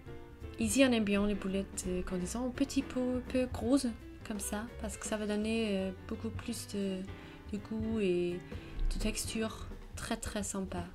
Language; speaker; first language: French; non-native, fluent; Danish